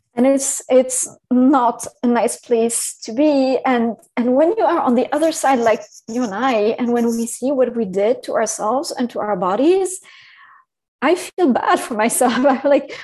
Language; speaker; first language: English; non-native, fluent; Arabic